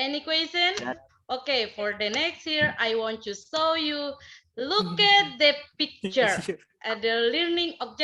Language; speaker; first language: English; non-native, learner; Indonesian